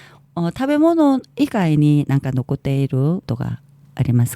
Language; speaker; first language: Japanese; non-native, learner; Korean